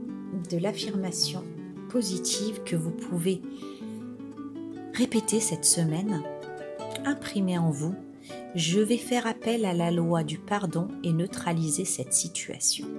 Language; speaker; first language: French; native; French